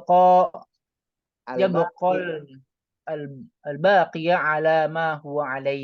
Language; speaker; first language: Arabic; non-native, learner; Indonesian